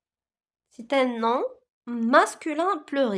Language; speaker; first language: French; non-native, local second language; Arabic